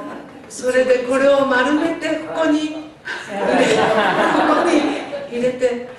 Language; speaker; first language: Japanese; native; Japanese